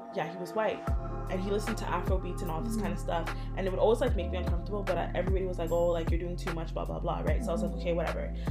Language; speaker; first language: English; early bilingual, other home language; Akan